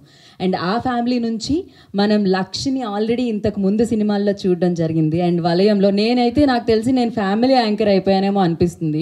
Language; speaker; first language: Telugu; native; Telugu